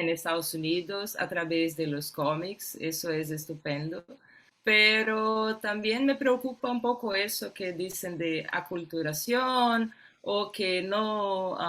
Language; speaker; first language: Spanish; non-native, fluent; Portuguese